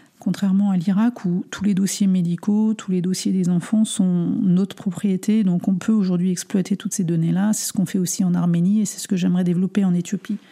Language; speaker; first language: French; early bilingual, other home language; Armenian